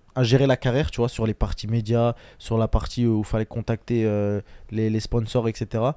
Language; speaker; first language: French; early bilingual, other home language; Chechen